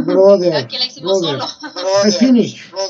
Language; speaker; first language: English; non-native, learner; Spanish